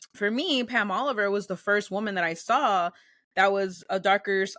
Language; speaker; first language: English; early bilingual, other home language; Spanish